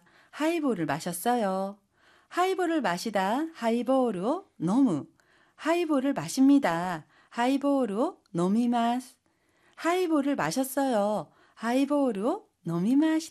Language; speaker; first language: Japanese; non-native, fluent; Korean